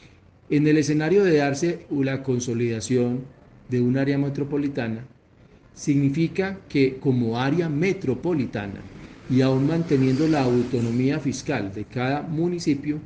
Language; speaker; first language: Spanish; native; Spanish